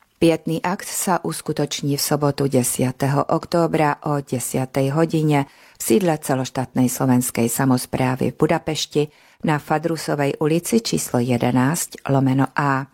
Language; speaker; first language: Slovak; early bilingual, heritage; Slovak